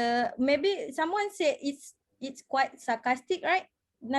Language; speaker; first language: English; non-native, fluent; Malay